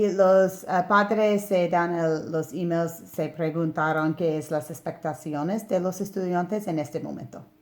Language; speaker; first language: Spanish; non-native, learner; English